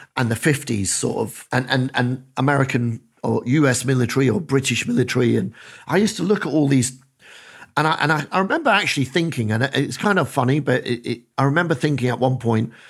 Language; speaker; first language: English; native; English